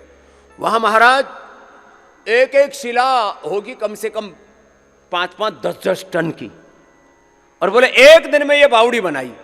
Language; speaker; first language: Hindi; native; Hindi